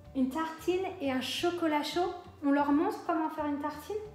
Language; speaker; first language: French; native; French